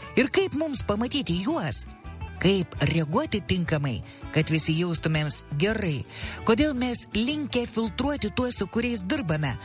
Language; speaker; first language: Lithuanian; native; Lithuanian